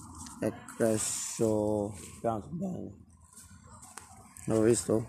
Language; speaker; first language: Italian; non-native, learner; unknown